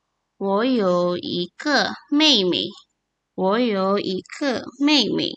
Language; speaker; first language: Chinese; non-native, fluent; Indonesian